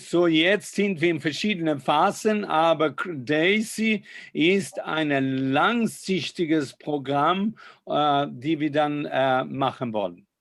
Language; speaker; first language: German; non-native, fluent; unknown